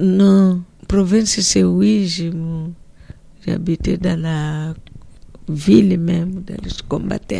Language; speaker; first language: French; non-native, learner; Portuguese